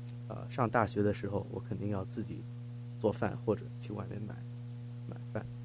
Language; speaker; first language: Chinese; early bilingual, heritage; Chinese